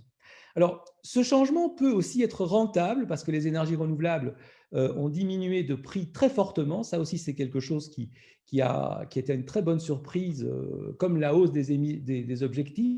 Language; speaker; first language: French; native; French